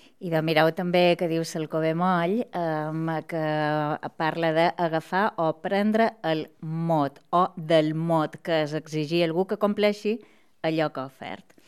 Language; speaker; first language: Catalan; native; Catalan